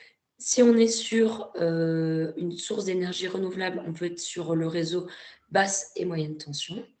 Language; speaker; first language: French; native; French